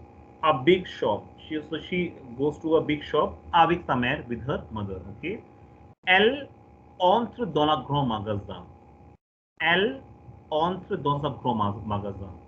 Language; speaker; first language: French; non-native, fluent; Hindi